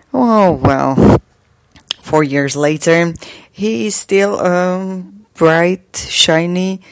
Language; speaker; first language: English; non-native, fluent; Slovak